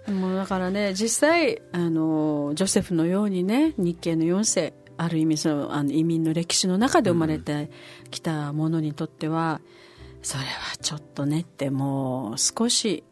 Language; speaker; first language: Japanese; native; Japanese